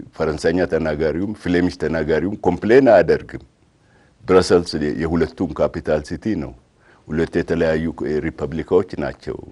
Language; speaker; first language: Amharic; non-native, local second language; Oromo